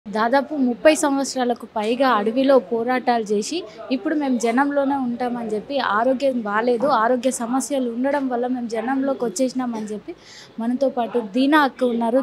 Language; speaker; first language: Telugu; native; Telugu